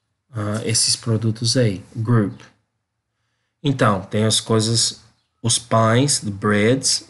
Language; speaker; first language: Portuguese; non-native, learner; English